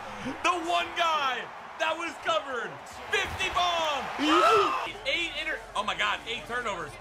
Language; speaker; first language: English; native; English